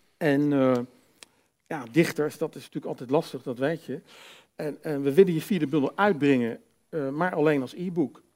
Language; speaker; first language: Dutch; native; Dutch